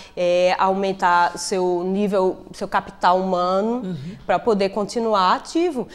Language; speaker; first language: Portuguese; native; Portuguese